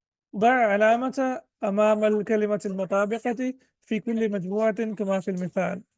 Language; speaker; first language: Arabic; non-native, fluent; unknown